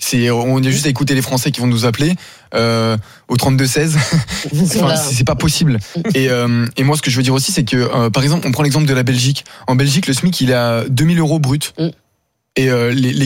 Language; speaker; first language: French; native; French